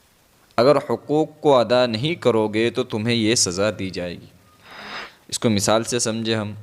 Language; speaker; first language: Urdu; non-native, local second language; Gujarati